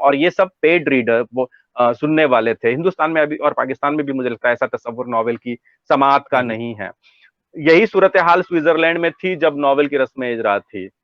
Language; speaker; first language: Urdu; native; Urdu